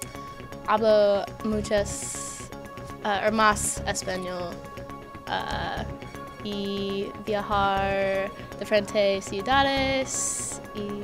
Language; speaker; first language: Spanish; non-native, learner; English